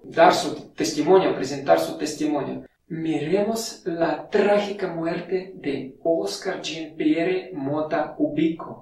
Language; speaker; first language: Spanish; non-native, fluent; Russian